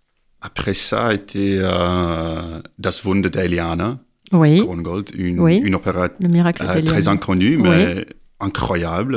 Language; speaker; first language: French; non-native, learner; English